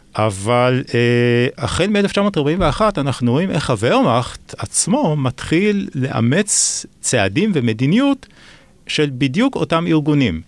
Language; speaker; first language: Hebrew; native; Hebrew